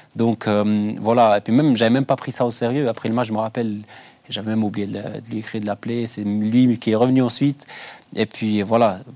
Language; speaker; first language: French; early bilingual, other home language; Albanian